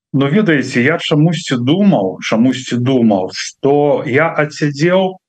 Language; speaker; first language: Belarusian; non-native, local second language; Russian